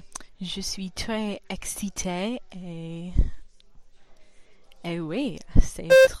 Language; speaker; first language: French; non-native, learner; English